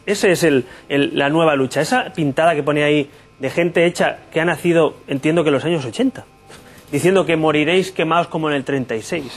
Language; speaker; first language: Spanish; native; Spanish